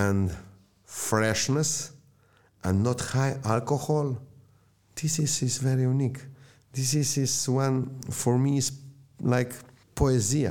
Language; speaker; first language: English; non-native, learner; Slovenian